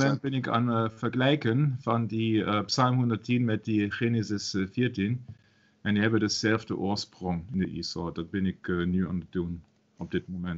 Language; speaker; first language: Dutch; non-native, learner; German